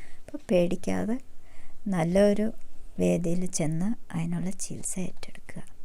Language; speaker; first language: Malayalam; early bilingual, heritage; Malayalam